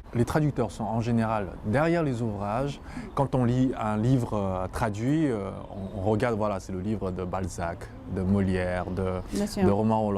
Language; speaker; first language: French; non-native, fluent; Chinese